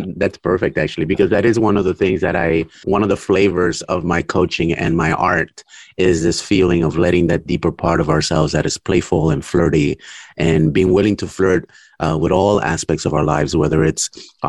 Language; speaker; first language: English; early bilingual, other home language; Spanish